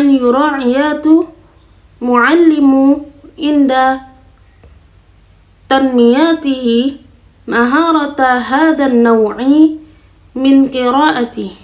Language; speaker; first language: Arabic; non-native, learner; Indonesian